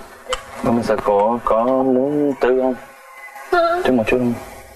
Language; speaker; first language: Vietnamese; non-native, learner; Swedish